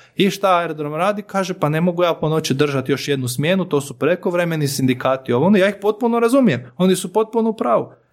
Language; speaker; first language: Croatian; native; Croatian